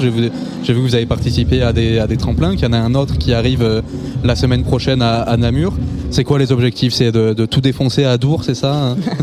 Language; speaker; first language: French; native; French